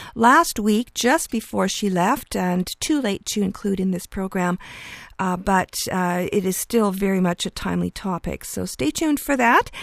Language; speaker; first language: English; early bilingual, other home language; Ukrainian